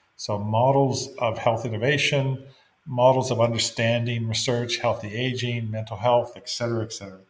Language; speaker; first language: English; native; English